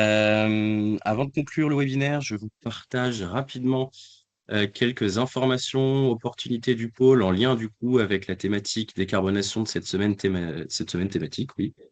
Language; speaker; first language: French; native; French